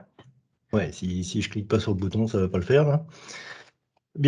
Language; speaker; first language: French; native; French